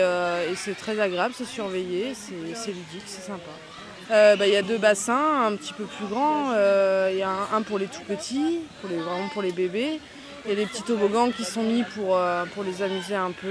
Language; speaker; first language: French; native; French